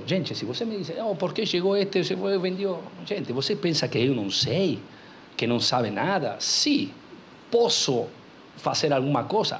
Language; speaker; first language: Portuguese; non-native, local second language; Spanish